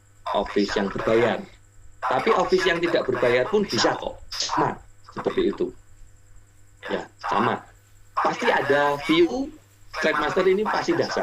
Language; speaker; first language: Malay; non-native, local second language; Javanese